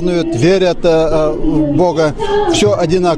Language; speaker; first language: Russian; non-native, local second language; Udmurt